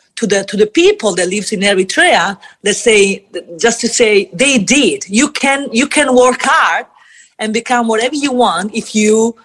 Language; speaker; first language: English; non-native, fluent; Italian